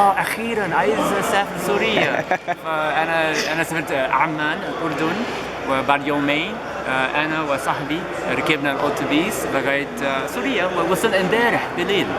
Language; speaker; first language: Arabic; non-native, fluent; English